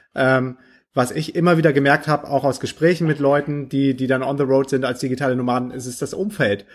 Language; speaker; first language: German; native; German